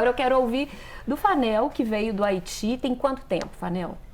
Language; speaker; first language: Portuguese; native; Portuguese